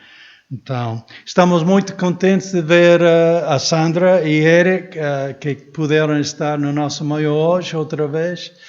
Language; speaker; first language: Portuguese; non-native, fluent; English